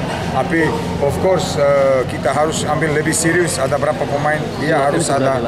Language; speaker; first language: Indonesian; non-native, learner; Serbian